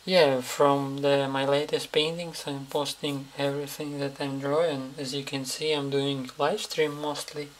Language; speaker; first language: English; non-native, fluent; Russian